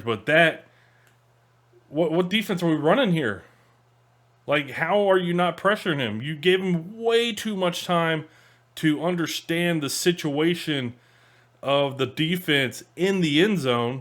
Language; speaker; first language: English; native; English